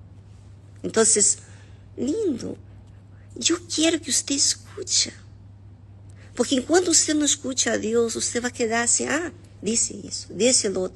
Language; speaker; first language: Portuguese; non-native, learner; Spanish